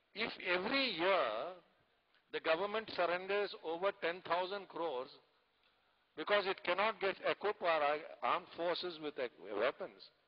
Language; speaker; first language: English; non-native, local second language; Tamil